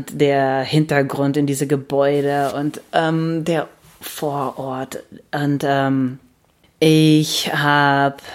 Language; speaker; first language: German; non-native, fluent; Dutch